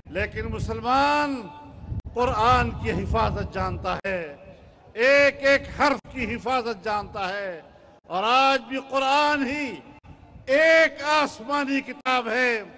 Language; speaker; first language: Urdu; non-native, local second language; Pashto